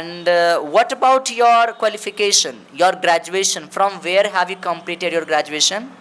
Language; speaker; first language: English; non-native, local second language; Hindi